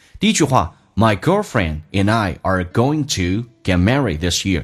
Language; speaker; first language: English; non-native, fluent; Chinese